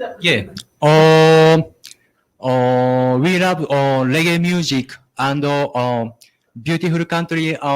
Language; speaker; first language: English; non-native, learner; Japanese